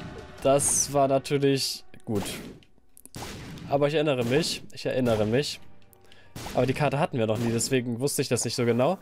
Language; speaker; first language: German; native; German